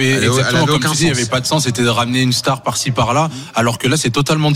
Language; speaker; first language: French; native; French